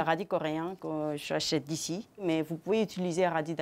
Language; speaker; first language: French; non-native, fluent; Korean